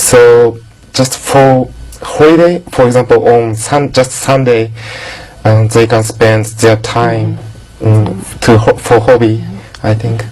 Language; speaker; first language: English; non-native, learner; Japanese